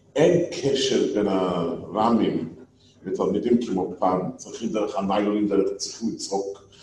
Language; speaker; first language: Hebrew; non-native, fluent; English